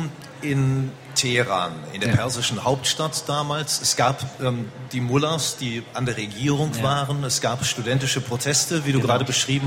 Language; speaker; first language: German; native; German